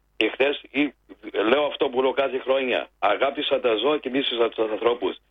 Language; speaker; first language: Greek; early bilingual, heritage; Greek